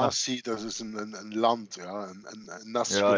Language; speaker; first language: German; non-native, learner; Dutch